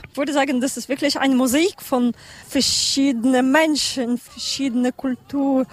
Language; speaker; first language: German; non-native, learner; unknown